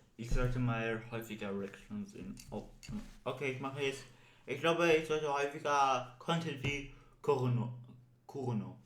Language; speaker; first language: German; early bilingual, other home language; Spanish